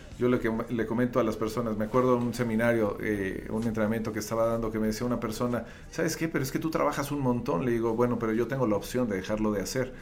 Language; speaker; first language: Spanish; native; Spanish